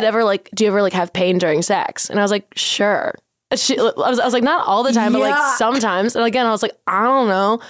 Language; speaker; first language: English; native; English